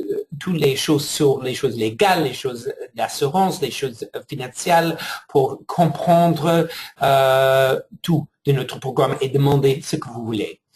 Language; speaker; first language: French; non-native, fluent; English